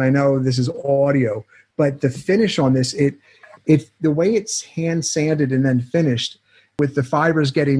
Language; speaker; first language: English; native; English